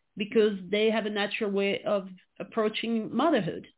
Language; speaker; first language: English; non-native, fluent; French